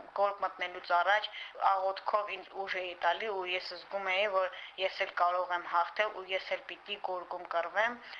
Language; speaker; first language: Armenian; native; Armenian